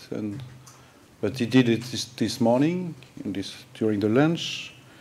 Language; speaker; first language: English; non-native, learner; French